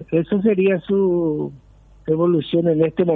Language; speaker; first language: Spanish; native; Spanish